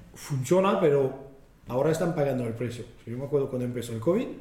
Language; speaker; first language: Spanish; non-native, fluent; French